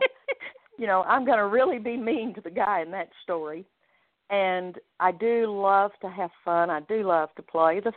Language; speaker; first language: English; native; English